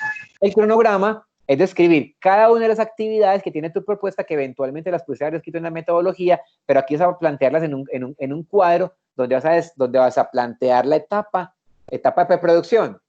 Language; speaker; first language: Spanish; native; Spanish